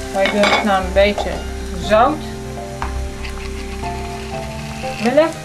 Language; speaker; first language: Dutch; non-native, learner; Arabic